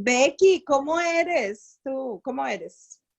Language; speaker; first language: Spanish; non-native, fluent; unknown